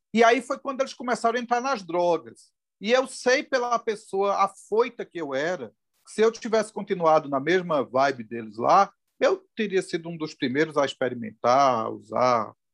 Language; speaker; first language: Portuguese; native; Portuguese